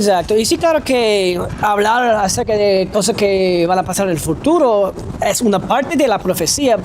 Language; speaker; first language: Spanish; non-native, fluent; English